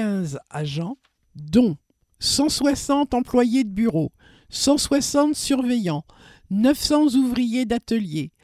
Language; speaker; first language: French; native; French